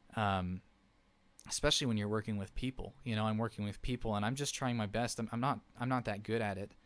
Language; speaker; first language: English; native; English